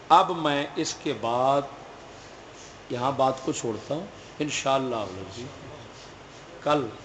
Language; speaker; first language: Urdu; non-native, local second language; Punjabi